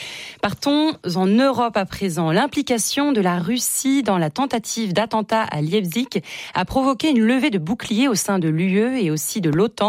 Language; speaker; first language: French; native; French